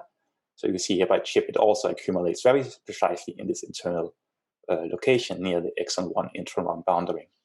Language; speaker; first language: English; non-native, fluent; Danish